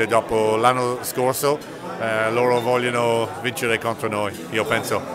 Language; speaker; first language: Italian; non-native, learner; English